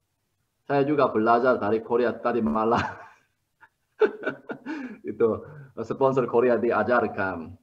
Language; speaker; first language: Indonesian; non-native, learner; Korean